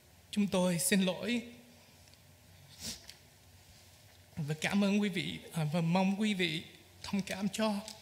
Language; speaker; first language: Vietnamese; early bilingual, heritage; Vietnamese